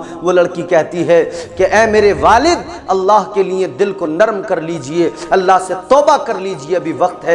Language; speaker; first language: Urdu; native; Urdu